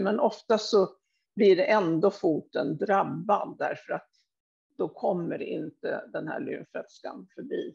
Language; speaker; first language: Swedish; native; Swedish